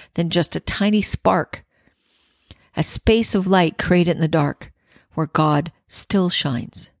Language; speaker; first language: English; native; English